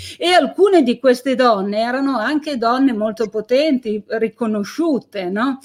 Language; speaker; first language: Italian; native; Italian